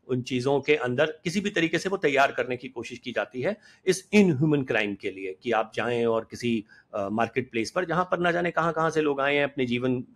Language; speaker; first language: Hindi; native; Hindi